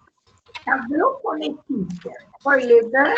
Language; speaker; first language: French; non-native, learner; Italian